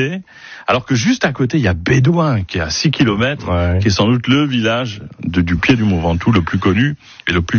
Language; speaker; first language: French; native; French